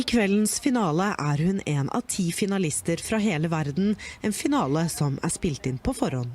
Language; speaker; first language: Norwegian; native; Norwegian